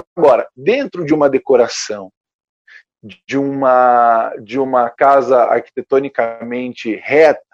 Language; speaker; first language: Portuguese; native; Portuguese